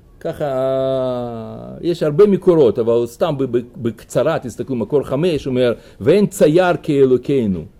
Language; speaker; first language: Hebrew; non-native, fluent; Russian